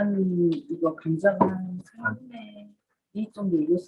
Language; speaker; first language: Korean; native; Korean